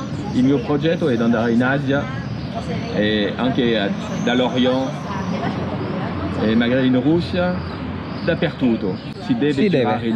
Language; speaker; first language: Italian; non-native, fluent; French